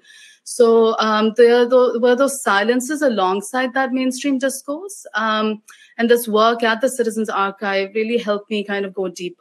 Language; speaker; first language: English; non-native, local second language; Urdu